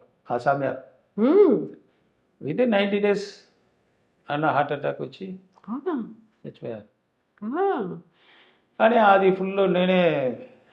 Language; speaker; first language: Telugu; non-native, learner; Tamil